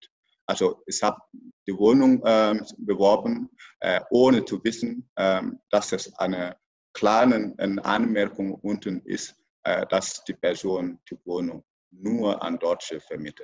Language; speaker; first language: German; non-native, fluent; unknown